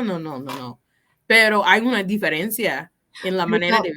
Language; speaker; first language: Spanish; non-native, fluent; English